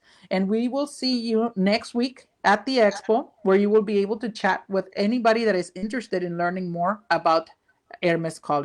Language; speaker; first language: English; non-native, fluent; Spanish